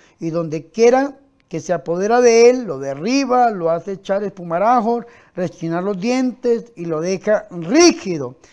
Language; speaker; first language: Spanish; native; Spanish